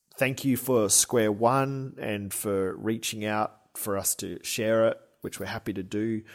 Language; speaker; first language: English; native; English